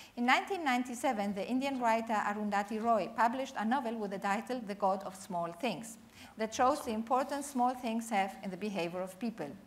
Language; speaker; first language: English; non-native, fluent; Spanish